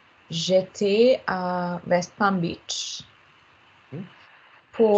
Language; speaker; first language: French; non-native, learner; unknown